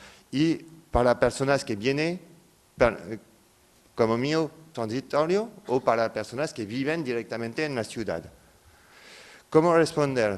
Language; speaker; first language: Spanish; non-native, fluent; French